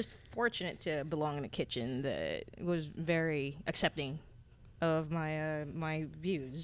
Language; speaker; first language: English; non-native, local second language; Filipino